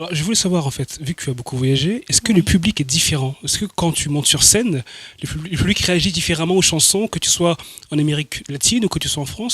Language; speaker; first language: French; native; French